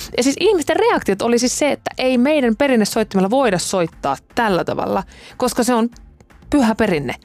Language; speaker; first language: Finnish; native; Finnish